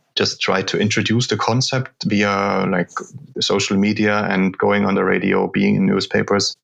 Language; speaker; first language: English; non-native, fluent; German